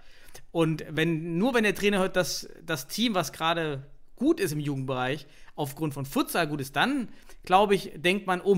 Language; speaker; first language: German; native; German